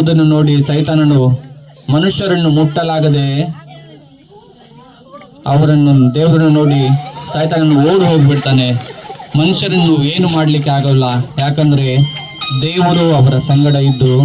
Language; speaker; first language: Kannada; native; Kannada